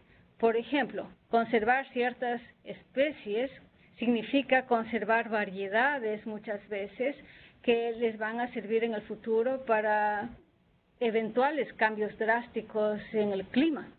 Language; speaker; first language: Spanish; native; Spanish